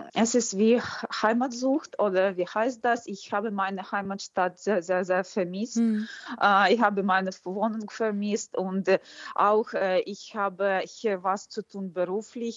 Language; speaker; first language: German; non-native, fluent; Ukrainian